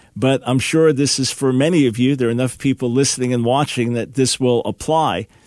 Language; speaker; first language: English; native; English